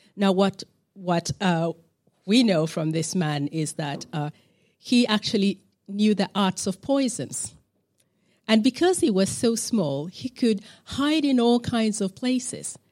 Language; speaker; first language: English; non-native, local second language; Acoli